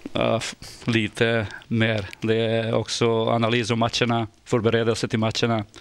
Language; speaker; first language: Swedish; non-native, fluent; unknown